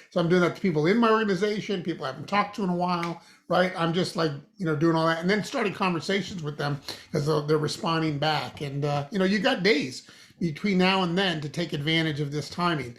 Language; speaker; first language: English; native; English